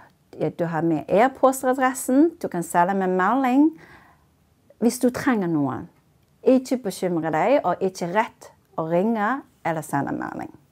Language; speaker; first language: Norwegian; non-native, fluent; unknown